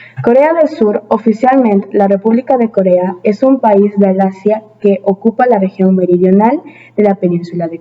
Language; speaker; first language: Catalan; early bilingual, other home language; Spanish